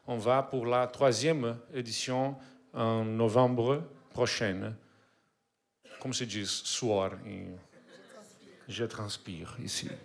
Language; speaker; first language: French; non-native, learner; Portuguese